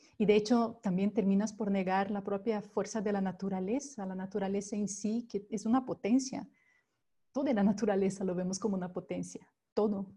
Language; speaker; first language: Spanish; non-native, fluent; Portuguese